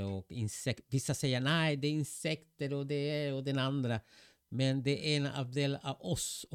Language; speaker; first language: Swedish; non-native, fluent; Spanish